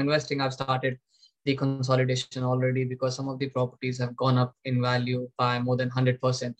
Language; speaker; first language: English; non-native, local second language; Hindi